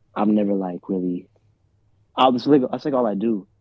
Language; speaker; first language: English; native; English